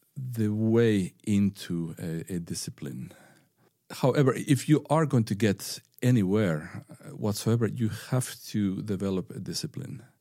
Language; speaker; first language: English; non-native, fluent; Spanish